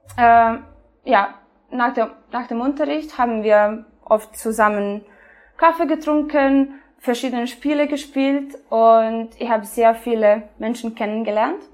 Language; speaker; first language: German; non-native, fluent; Serbian